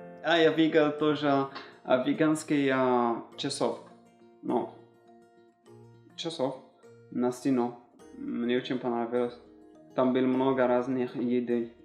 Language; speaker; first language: Russian; non-native, learner; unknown